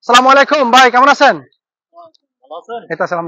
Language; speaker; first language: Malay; non-native, learner; Bangla